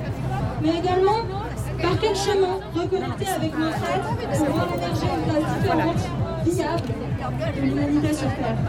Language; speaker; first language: French; native; French